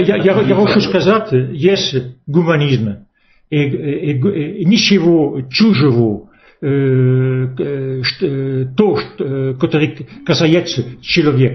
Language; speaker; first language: Russian; non-native, fluent; French